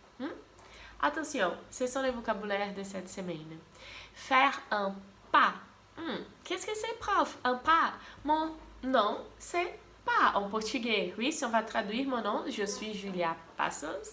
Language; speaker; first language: French; non-native, fluent; Portuguese